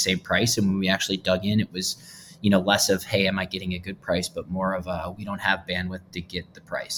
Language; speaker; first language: English; native; English